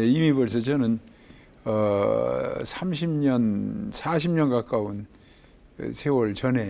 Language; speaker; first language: Korean; native; Korean